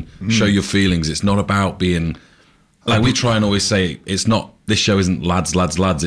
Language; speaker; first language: English; native; English